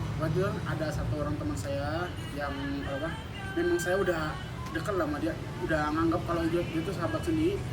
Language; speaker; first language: Indonesian; non-native, fluent; Thai